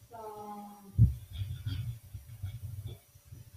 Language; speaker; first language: English; non-native, learner; Spanish